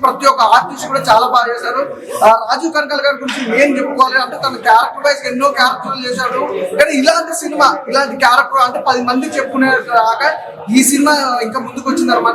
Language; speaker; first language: Telugu; native; Telugu